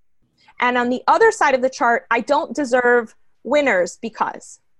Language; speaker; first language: English; early bilingual, other home language; Spanish